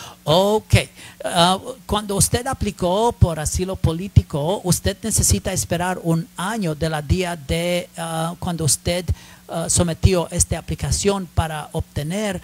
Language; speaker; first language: Spanish; non-native, learner; English